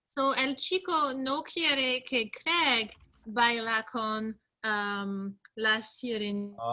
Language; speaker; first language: Spanish; non-native, learner; English